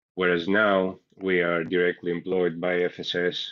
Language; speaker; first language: English; non-native, fluent; Greek